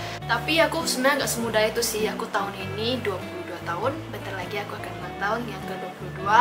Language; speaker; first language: Indonesian; non-native, local second language; Min Nan Chinese